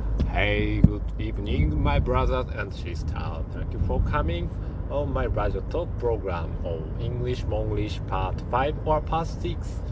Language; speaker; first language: English; non-native, learner; Japanese